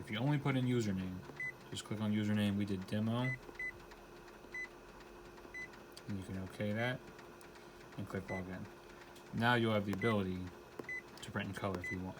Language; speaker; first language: English; native; English